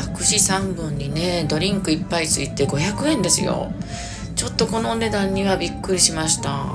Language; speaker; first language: Japanese; native; Japanese